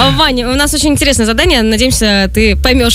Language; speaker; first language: Russian; native; Russian